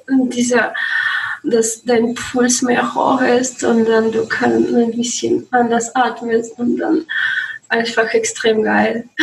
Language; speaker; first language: German; non-native, learner; Russian